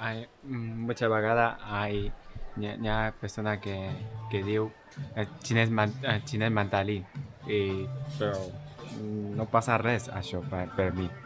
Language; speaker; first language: Catalan; non-native, learner; Chinese